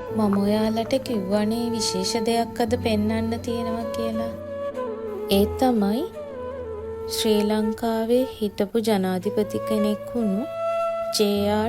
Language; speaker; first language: Sinhala; native; Sinhala